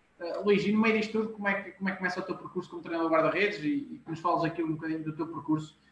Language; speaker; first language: Portuguese; native; Portuguese